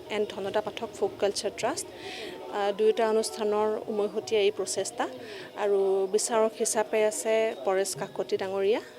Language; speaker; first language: Assamese; native; Assamese